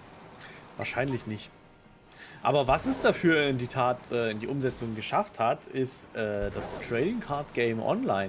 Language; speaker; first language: German; native; German